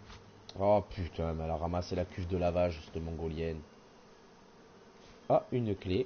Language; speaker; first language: French; native; French